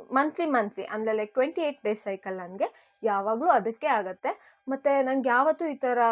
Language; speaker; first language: Kannada; native; Kannada